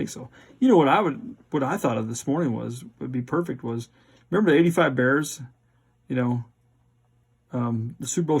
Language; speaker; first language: English; native; English